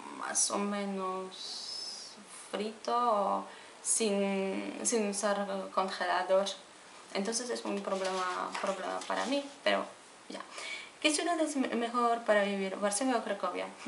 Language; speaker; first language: Spanish; non-native, fluent; Polish